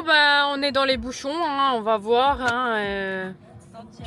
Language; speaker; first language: French; native; French